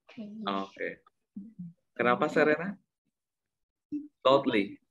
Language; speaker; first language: English; non-native, learner; Indonesian